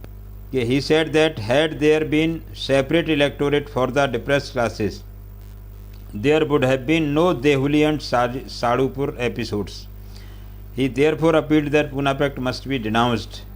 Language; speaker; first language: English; non-native, local second language; Hindi